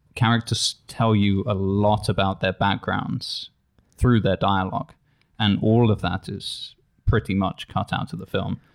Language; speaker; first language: English; native; English